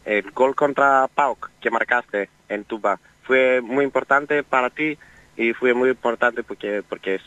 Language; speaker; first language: Spanish; non-native, learner; Greek